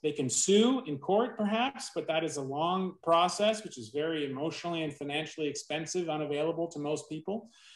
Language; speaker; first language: English; native; English